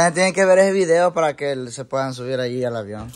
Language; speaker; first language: Spanish; native; Spanish